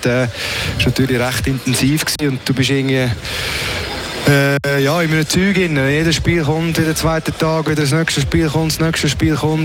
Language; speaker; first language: German; native; German